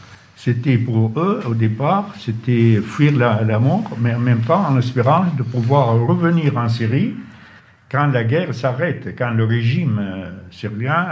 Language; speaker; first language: French; non-native, fluent; Arabic